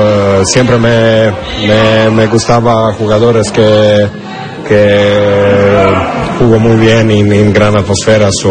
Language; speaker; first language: Spanish; non-native, learner; English